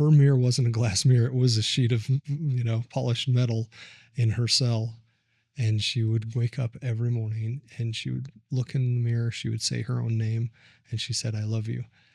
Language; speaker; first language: English; native; English